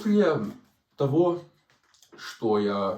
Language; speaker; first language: Russian; non-native, fluent; Danish